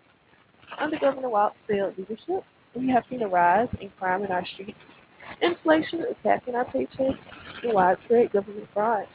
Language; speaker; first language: English; native; English